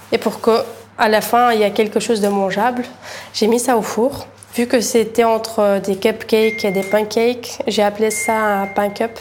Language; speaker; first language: French; early bilingual, other home language; Bulgarian